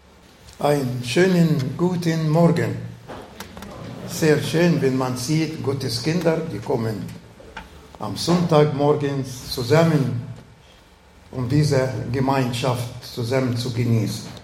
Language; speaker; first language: German; non-native, learner; Arabic